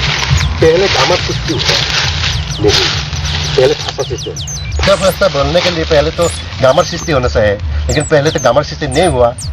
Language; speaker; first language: Hindi; non-native, local second language; Assamese